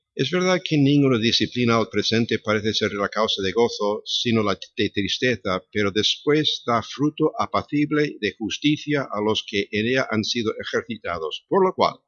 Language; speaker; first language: Spanish; non-native, fluent; English